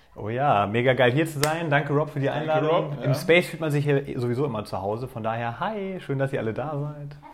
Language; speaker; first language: German; native; German